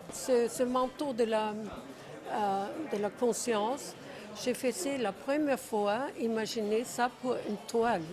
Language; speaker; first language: French; non-native, fluent; Czech